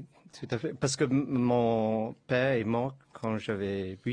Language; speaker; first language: French; non-native, learner; Chinese